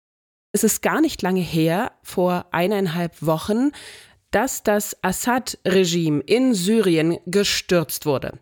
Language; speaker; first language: German; native; German